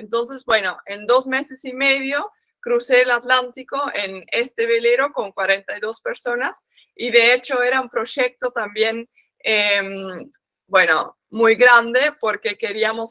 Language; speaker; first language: Spanish; non-native, fluent; Dutch